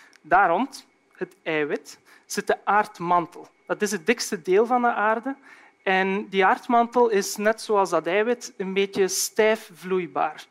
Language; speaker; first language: Dutch; native; Dutch